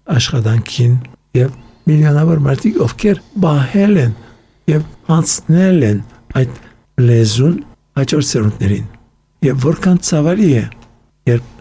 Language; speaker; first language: Armenian; early bilingual, heritage; Armenian